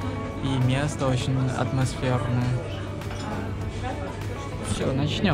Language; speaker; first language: Russian; non-native, learner; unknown